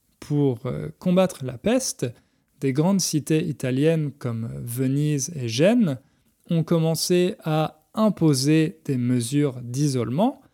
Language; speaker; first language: French; native; French